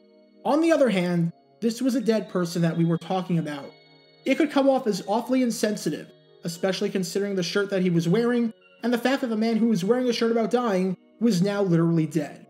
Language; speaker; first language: English; native; English